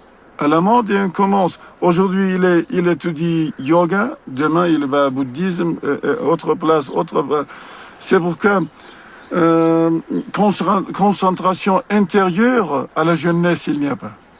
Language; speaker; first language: French; non-native, learner; Uzbek